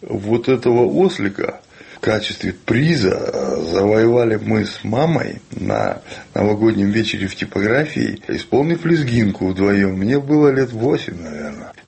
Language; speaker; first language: Russian; non-native, local second language; Chechen